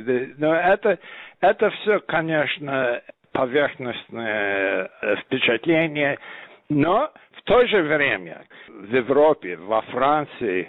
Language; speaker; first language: Russian; non-native, fluent; English